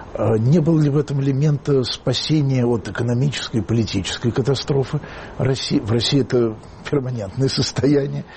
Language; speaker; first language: Russian; native; Russian